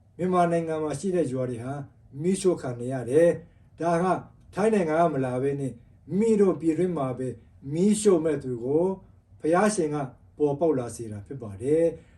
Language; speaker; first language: Burmese; non-native, local second language; Tedim Chin